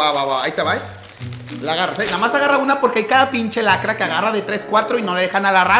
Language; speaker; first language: Spanish; native; Spanish